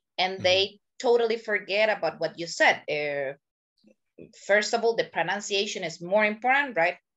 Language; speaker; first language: English; non-native, fluent; Spanish